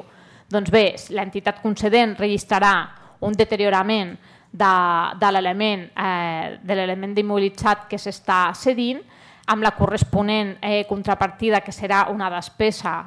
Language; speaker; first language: Catalan; native; Catalan